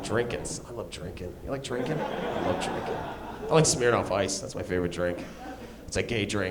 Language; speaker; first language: English; native; English